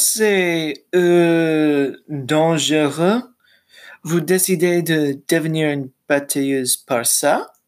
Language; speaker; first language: French; non-native, learner; English